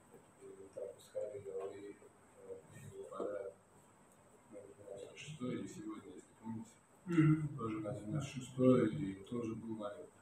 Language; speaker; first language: Russian; non-native, local second language; Uzbek